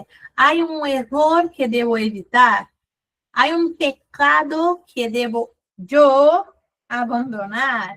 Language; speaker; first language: Spanish; non-native, fluent; Portuguese